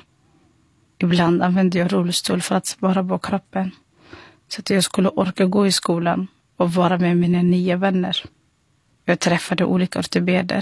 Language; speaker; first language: Swedish; non-native, fluent; Somali